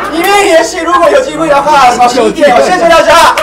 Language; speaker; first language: Chinese; non-native, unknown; Japanese